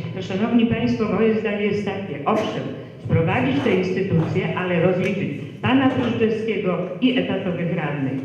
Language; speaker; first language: Polish; native; Polish